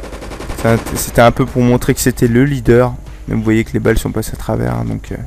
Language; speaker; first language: French; native; French